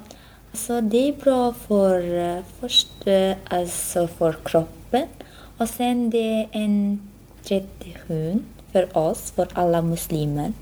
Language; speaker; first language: Swedish; non-native, learner; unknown